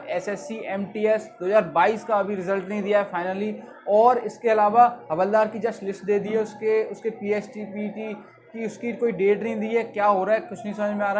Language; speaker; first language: Hindi; native; Hindi